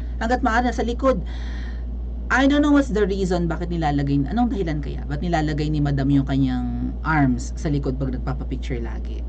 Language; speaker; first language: Filipino; non-native, local second language; Cebuano